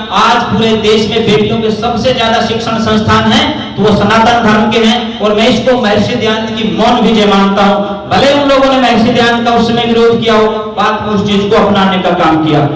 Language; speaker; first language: Hindi; native; Hindi